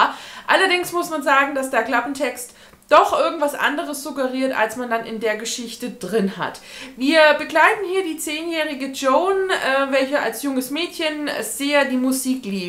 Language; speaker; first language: German; native; German